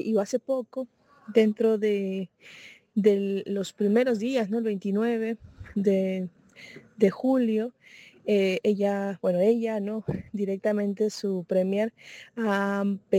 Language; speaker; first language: Spanish; native; Spanish